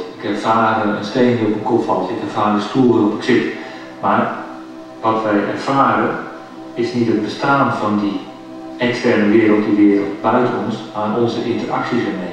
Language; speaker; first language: Dutch; native; Dutch